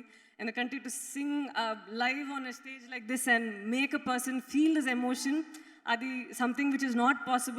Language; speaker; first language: Telugu; non-native, fluent; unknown